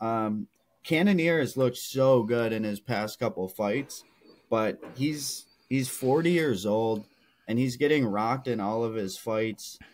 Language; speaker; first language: English; native; English